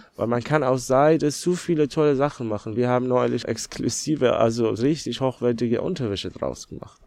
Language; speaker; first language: German; non-native, fluent; Persian